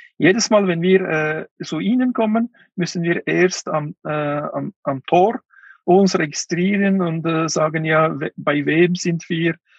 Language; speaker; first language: German; non-native, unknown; Uyghur